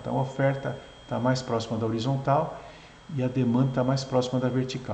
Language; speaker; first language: Portuguese; native; Portuguese